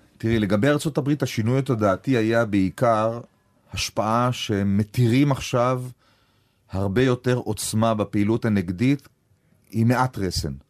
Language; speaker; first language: Hebrew; native; Hebrew